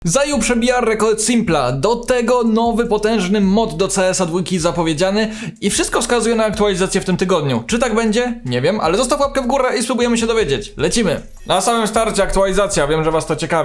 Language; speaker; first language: Polish; native; Polish